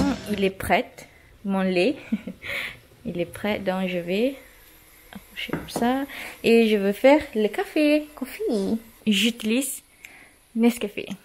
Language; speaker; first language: French; non-native, learner; Malay